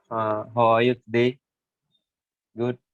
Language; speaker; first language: English; non-native, learner; Indonesian